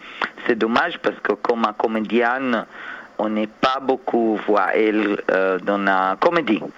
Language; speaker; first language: French; non-native, learner; Hebrew